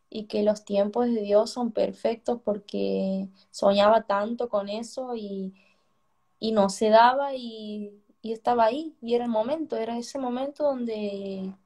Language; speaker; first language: Spanish; native; Spanish